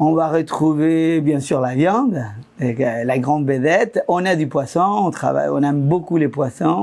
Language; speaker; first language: French; non-native, fluent; Spanish